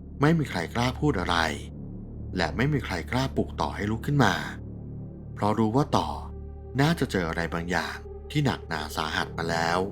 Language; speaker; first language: Thai; native; Thai